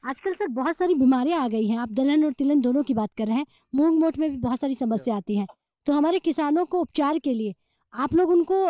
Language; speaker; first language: Hindi; native; Hindi